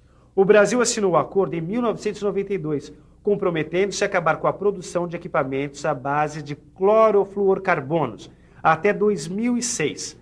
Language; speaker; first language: Portuguese; native; Portuguese